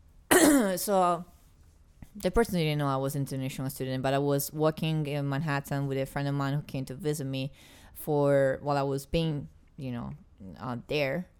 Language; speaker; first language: English; non-native, fluent; Italian